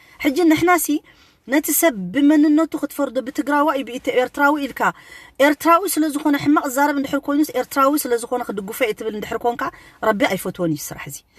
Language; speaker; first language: Tigrinya; native; Tigrinya